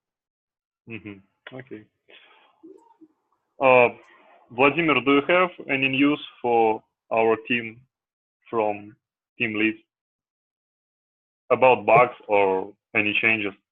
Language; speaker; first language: English; non-native, learner; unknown